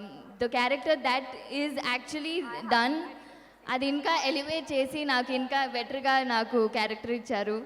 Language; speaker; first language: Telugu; non-native, learner; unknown